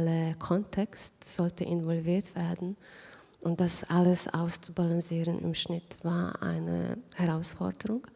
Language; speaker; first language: German; non-native, fluent; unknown